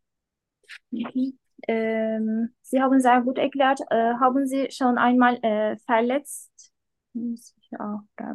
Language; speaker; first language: German; non-native, learner; Turkish